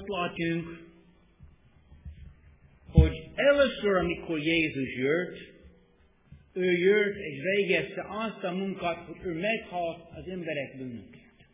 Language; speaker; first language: Hungarian; non-native, fluent; English